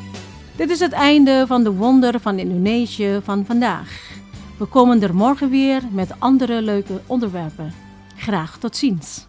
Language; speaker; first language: Dutch; non-native, fluent; Indonesian